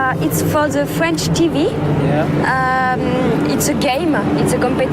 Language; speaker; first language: English; non-native, learner; French